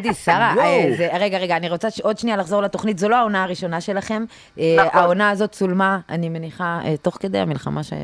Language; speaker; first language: Hebrew; native; Hebrew